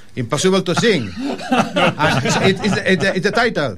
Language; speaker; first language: English; non-native, learner; Spanish